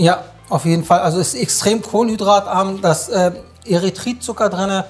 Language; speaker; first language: German; native; German